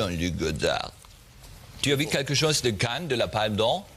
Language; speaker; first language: French; non-native, learner; German